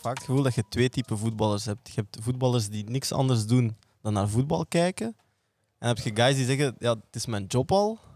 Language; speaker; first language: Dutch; native; Dutch